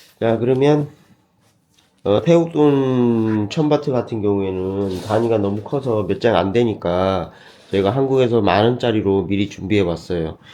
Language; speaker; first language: Korean; native; Korean